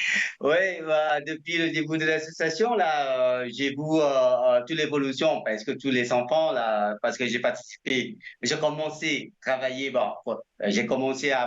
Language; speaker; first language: French; non-native, fluent; Indonesian